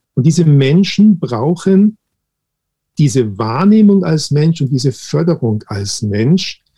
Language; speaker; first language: German; native; German